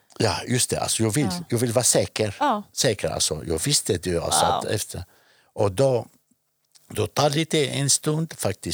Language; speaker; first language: Swedish; non-native, fluent; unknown